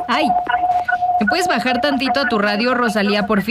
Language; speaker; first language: Spanish; native; Spanish